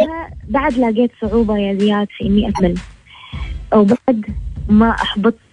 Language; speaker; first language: Arabic; native; Arabic